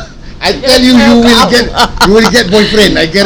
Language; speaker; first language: English; non-native, local second language; Malay